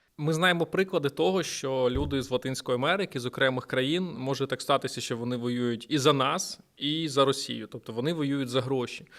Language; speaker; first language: Ukrainian; native; Ukrainian